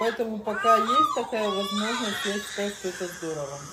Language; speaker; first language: Russian; native; Russian